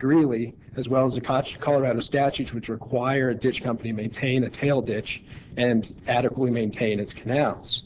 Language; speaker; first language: English; native; English